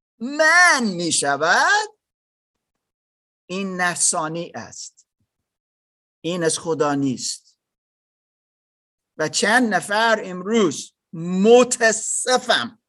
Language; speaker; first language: Persian; non-native, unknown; English